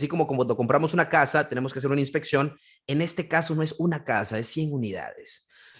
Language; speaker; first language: Spanish; native; Spanish